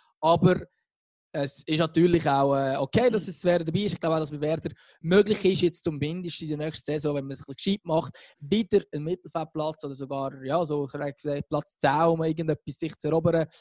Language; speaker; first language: German; native; German